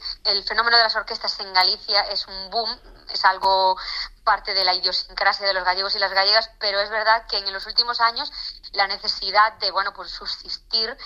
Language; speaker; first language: Spanish; native; Spanish